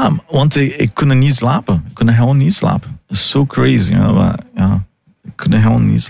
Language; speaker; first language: Dutch; non-native, learner; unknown